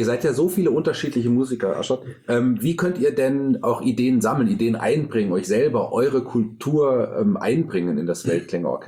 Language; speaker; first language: German; native; German